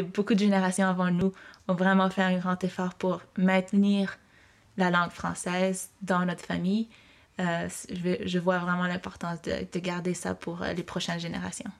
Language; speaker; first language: French; early bilingual, heritage; French